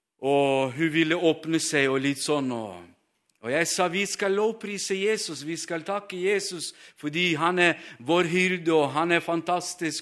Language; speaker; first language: Norwegian; non-native, fluent; Ukrainian